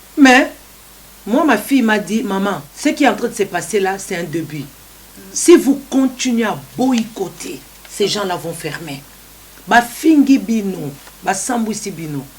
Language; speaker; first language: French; non-native, local second language; Lingala